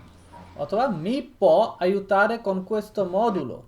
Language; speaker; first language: Italian; non-native, learner; Bangla